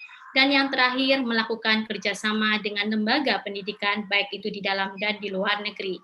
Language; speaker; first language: Indonesian; native; Indonesian